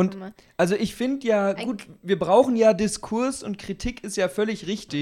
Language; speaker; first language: German; native; German